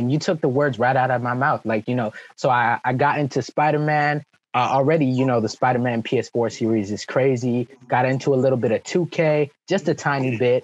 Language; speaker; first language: English; early bilingual, other home language; French